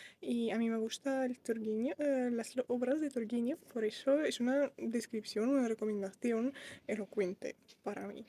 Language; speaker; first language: Spanish; non-native, fluent; Russian